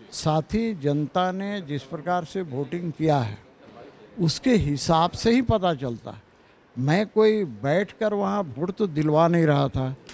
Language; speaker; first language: Hindi; native; Hindi